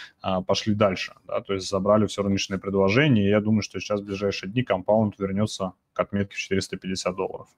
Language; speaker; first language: Russian; native; Russian